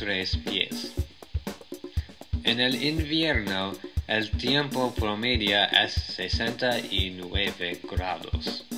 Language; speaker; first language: Spanish; non-native, learner; English